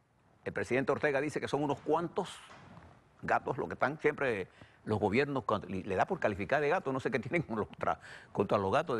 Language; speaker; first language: Spanish; native; Spanish